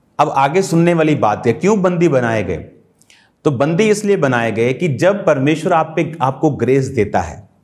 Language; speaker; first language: Hindi; non-native, local second language; Punjabi